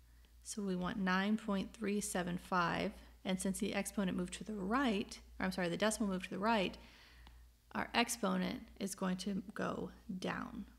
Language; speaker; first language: English; native; English